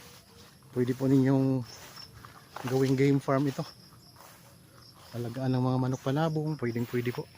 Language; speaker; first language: Filipino; native; Filipino